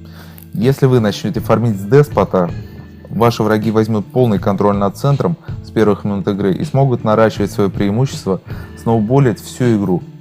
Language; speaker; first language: Russian; native; Russian